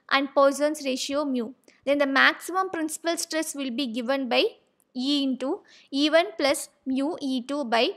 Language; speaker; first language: English; non-native, local second language; Tamil